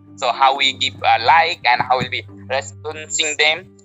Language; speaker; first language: English; non-native, local second language; Nepali